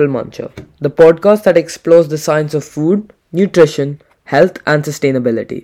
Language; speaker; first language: English; non-native, local second language; Hindi